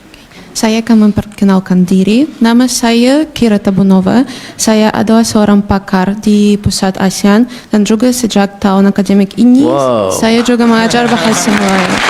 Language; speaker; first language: Indonesian; non-native, fluent; Russian